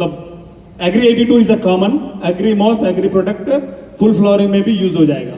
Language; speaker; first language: Hindi; non-native, local second language; Telugu